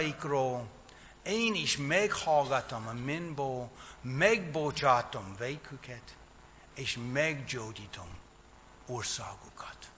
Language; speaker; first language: Hungarian; non-native, fluent; English